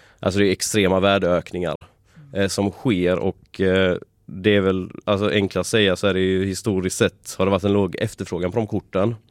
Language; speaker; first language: Swedish; native; Swedish